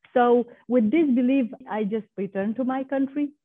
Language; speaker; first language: English; non-native, fluent; Persian